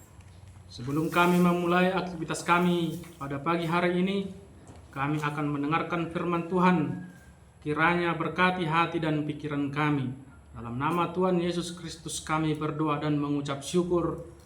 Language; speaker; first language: Indonesian; native; Indonesian